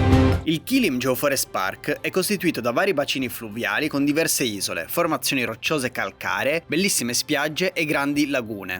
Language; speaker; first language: Italian; native; Italian